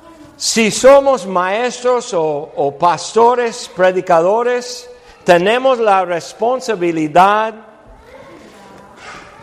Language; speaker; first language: Spanish; non-native, fluent; English